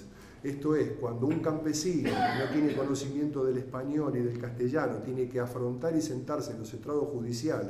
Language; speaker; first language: Spanish; native; Spanish